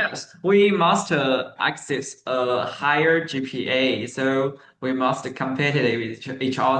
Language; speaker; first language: English; non-native, learner; Chinese